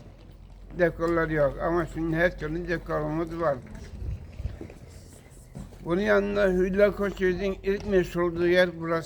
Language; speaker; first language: Turkish; native; Turkish